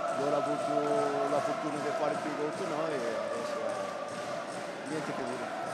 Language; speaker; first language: Italian; non-native, fluent; Portuguese